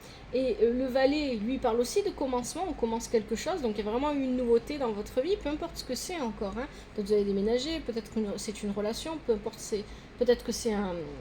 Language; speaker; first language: French; native; French